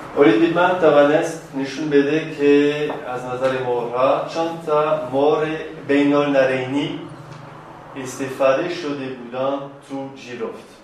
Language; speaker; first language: Persian; non-native, fluent; French